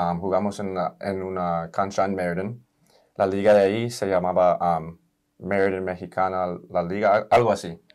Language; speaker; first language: Spanish; early bilingual, heritage; Spanish